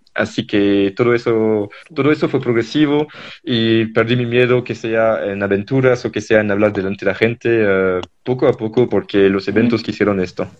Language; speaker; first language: Spanish; non-native, fluent; French